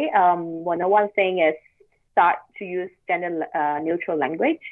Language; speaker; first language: English; non-native, local second language; Cantonese